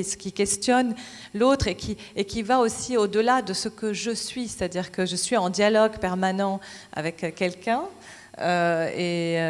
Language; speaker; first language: French; non-native, local second language; Arabic